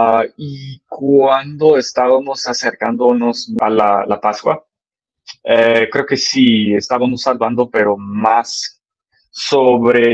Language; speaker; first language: Spanish; early bilingual, heritage; English